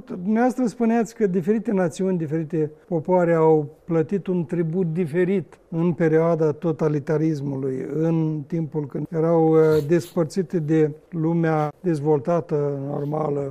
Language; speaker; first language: Romanian; native; Romanian